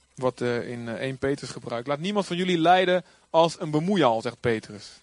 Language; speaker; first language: Dutch; native; Dutch